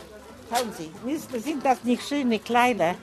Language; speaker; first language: German; non-native, fluent; Polish